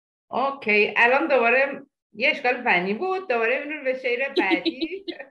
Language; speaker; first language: Persian; native; Persian